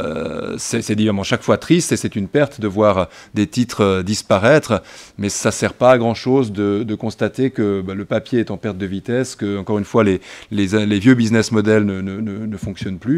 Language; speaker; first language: French; native; French